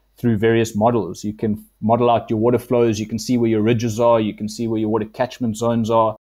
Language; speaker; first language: English; native; English